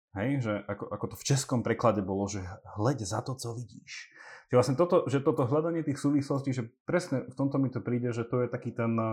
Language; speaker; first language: Slovak; early bilingual, heritage; English